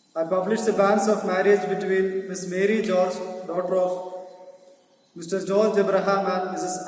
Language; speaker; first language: English; non-native, local second language; Malayalam